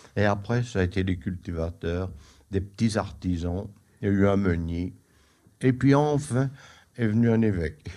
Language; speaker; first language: French; native; French